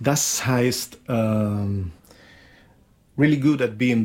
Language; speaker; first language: German; non-native, learner; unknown